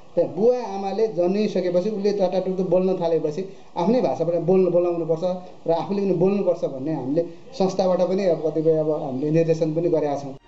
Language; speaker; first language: Nepali; non-native, local second language; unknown